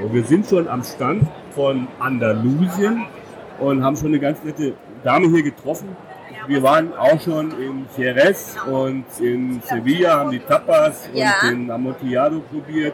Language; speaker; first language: German; native; German